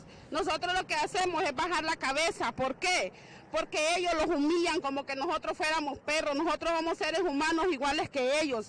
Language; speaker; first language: Spanish; native; Spanish